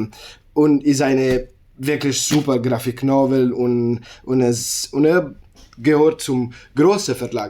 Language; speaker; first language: German; non-native, learner; Italian